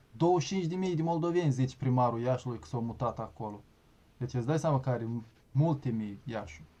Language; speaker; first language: Romanian; native; Romanian